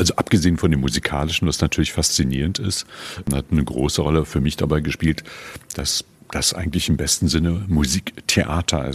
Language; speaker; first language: German; native; German